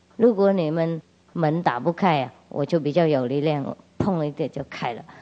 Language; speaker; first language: Chinese; non-native, fluent; Vietnamese